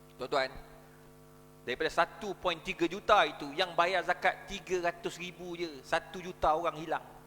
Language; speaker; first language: Malay; native; Malay